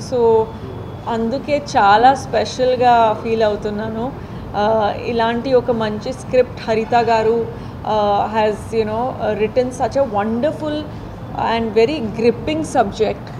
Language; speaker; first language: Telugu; non-native, learner; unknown